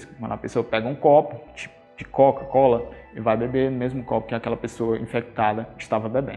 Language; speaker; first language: Portuguese; native; Portuguese